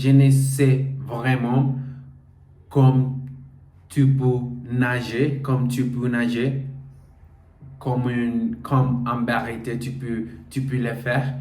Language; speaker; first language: French; non-native, learner; Portuguese